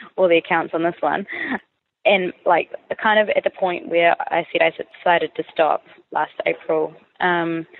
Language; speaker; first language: English; native; English